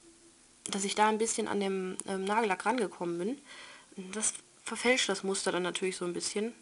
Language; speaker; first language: German; native; German